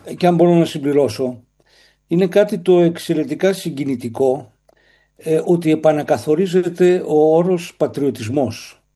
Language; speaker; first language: Greek; native; Greek